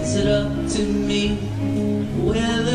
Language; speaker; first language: English; native; English